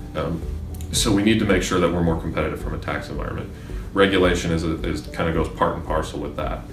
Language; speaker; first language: English; native; English